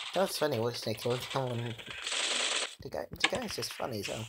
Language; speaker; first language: English; native; English